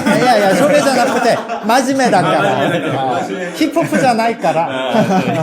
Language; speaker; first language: Japanese; non-native, fluent; Korean